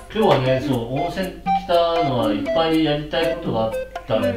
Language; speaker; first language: Japanese; native; Japanese